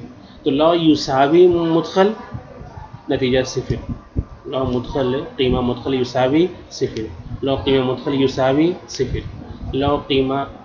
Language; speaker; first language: Arabic; non-native, learner; Urdu